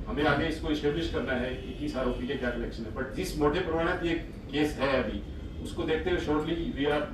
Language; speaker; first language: Hindi; non-native, local second language; Marathi